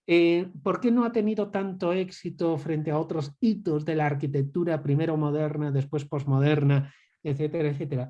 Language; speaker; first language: Spanish; native; Spanish